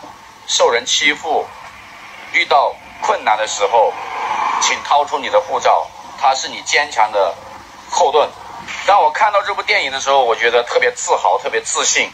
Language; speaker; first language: Chinese; native; Chinese